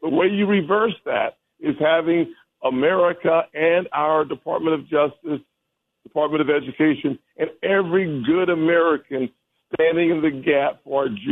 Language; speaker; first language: English; native; English